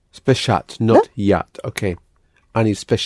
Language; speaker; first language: Russian; non-native, learner; English